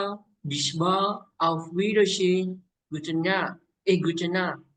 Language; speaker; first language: German; non-native, learner; Indonesian